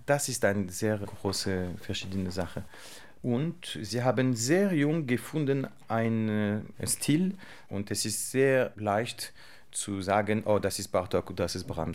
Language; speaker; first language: German; non-native, learner; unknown